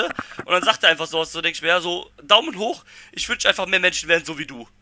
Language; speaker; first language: German; native; German